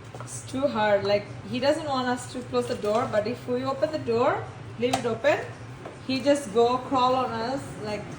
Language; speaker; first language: English; non-native, local second language; Bangla